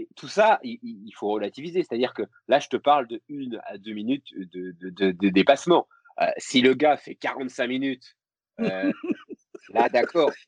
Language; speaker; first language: French; native; French